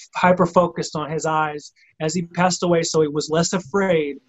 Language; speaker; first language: English; native; English